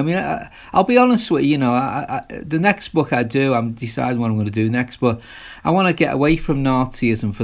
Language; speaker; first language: English; native; English